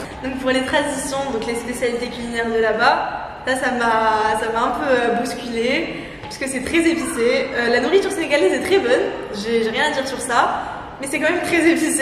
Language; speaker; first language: French; non-native, local second language; Arabic